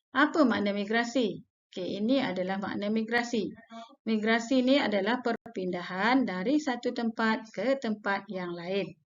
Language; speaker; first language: Malay; native; Malay